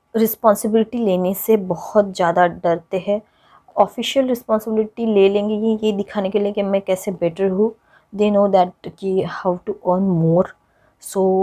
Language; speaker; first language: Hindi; non-native, local second language; Marathi